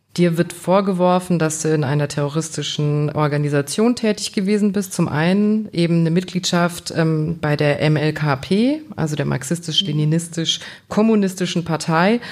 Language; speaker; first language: German; native; German